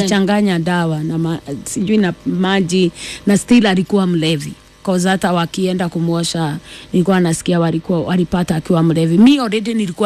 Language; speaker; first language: Swahili; non-native, local second language; Kikuyu